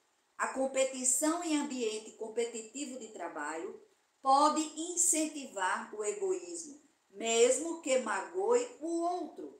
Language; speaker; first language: Portuguese; native; Portuguese